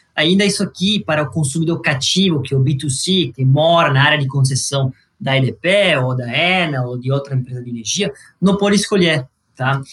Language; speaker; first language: Portuguese; non-native, fluent; Italian